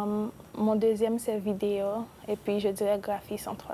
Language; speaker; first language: French; non-native, local second language; Spanish